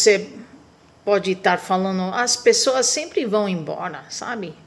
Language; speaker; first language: Portuguese; non-native, fluent; Spanish